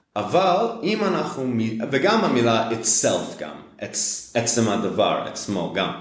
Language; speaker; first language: Hebrew; non-native, fluent; English